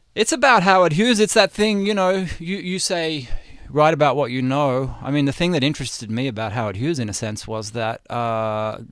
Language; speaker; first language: English; native; English